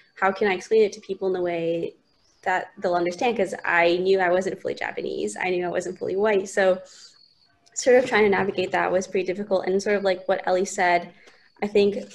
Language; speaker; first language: English; native; English